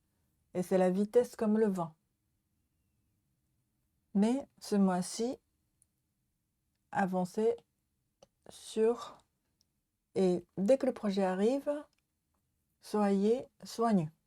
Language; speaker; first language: French; non-native, learner; Japanese